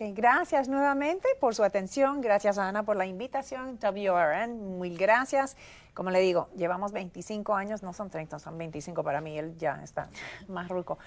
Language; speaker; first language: Spanish; native; Spanish